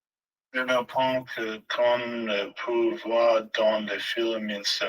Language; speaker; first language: French; non-native, learner; English